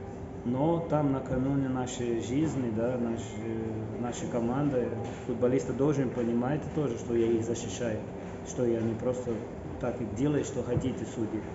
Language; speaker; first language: Russian; non-native, fluent; Portuguese